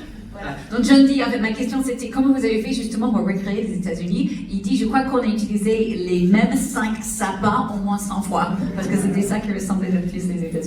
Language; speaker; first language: French; native; French